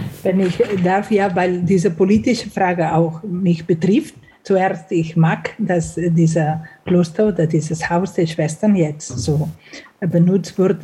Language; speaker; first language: German; non-native, fluent; Catalan